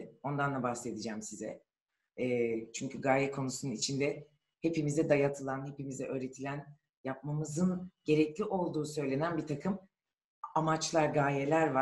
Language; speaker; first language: Turkish; native; Turkish